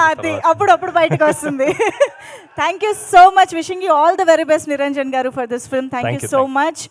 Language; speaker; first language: Telugu; native; Telugu